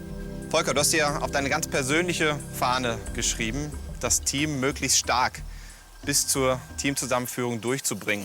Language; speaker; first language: German; native; German